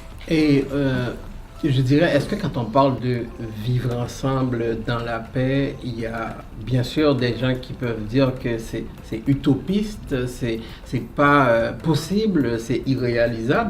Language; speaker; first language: French; native; French